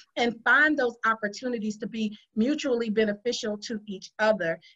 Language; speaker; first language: English; native; English